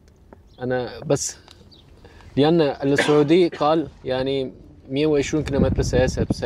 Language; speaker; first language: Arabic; non-native, learner; Turkish